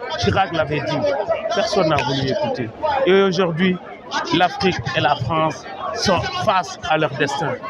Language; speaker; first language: French; non-native, local second language; Wolof